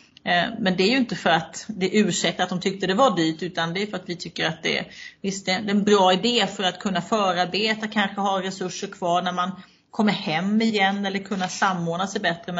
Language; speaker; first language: Swedish; native; Swedish